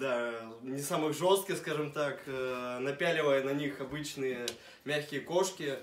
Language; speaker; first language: Russian; native; Russian